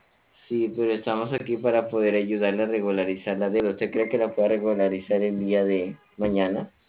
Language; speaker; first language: Spanish; native; Spanish